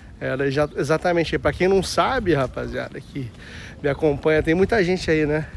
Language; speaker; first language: Portuguese; native; Portuguese